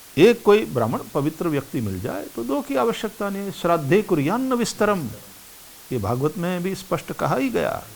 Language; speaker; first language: Hindi; non-native, local second language; Gujarati